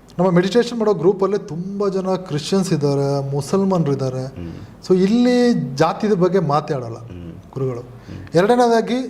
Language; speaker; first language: Kannada; non-native, local second language; Malayalam